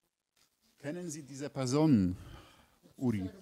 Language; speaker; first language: German; non-native, fluent; Polish